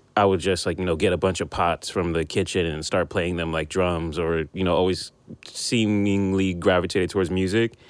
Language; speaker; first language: English; native; English